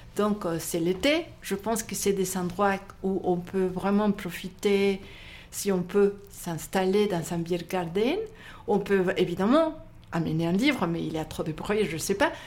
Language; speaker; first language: French; non-native, fluent; Spanish